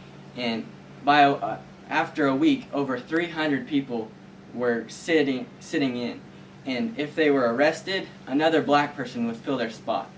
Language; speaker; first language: English; native; English